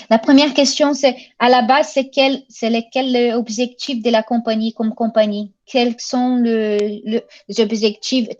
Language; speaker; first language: French; non-native, fluent; Portuguese